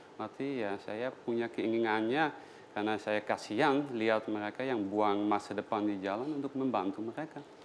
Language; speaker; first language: Indonesian; non-native, fluent; Dutch